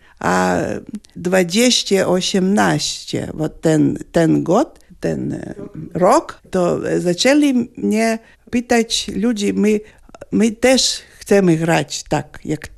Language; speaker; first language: Polish; non-native, fluent; Lithuanian